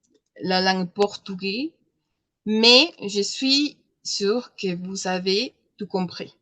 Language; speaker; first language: French; non-native, learner; Spanish